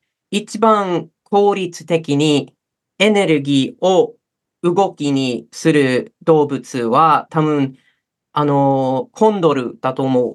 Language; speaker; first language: Japanese; non-native, fluent; English